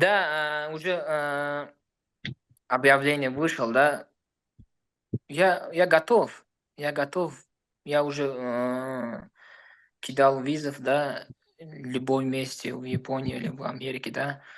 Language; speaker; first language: Russian; non-native, learner; Uzbek